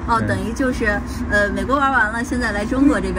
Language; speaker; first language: Chinese; native; Chinese